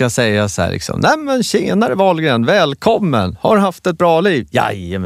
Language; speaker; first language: Swedish; native; Swedish